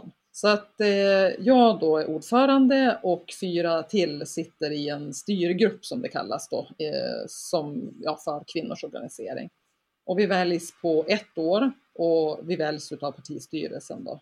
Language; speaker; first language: Swedish; native; Swedish